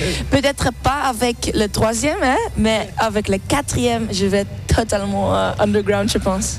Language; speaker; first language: French; non-native, learner; Dutch